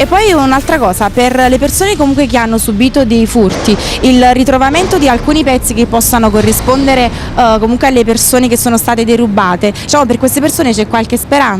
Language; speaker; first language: Italian; native; Italian